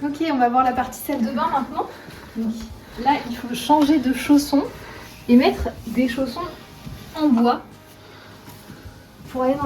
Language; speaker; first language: French; native; French